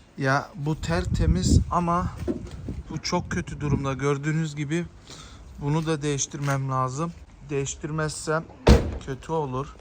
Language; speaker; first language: Turkish; early bilingual, heritage; Turkish